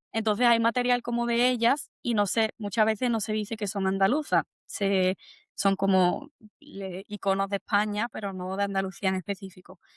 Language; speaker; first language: Spanish; native; Spanish